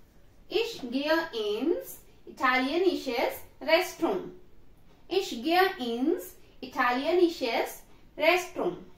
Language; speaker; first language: German; non-native, learner; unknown